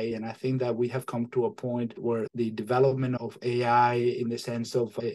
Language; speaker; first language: English; non-native, fluent; Spanish